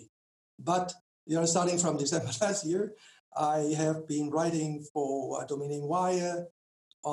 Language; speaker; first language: English; non-native, local second language; Cantonese